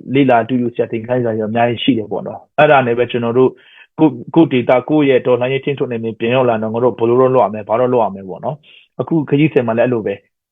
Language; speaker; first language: Burmese; non-native, local second language; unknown